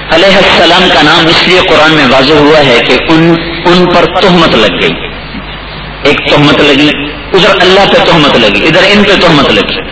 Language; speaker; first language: Urdu; non-native, local second language; Punjabi